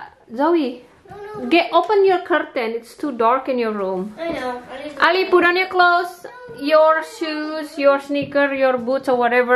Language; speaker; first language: English; non-native, fluent; Indonesian